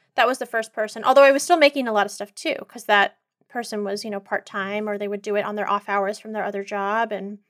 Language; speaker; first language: English; native; English